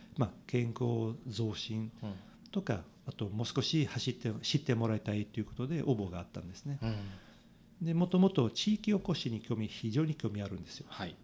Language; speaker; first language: Japanese; non-native, fluent; Italian